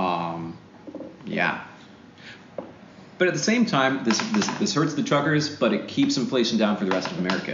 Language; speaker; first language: English; native; English